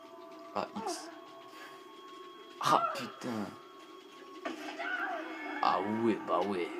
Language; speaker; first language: French; native; French